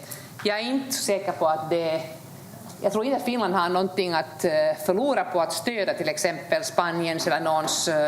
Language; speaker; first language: Swedish; native; Swedish